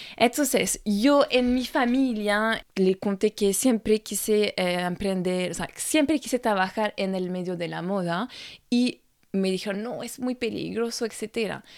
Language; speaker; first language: Spanish; non-native, fluent; French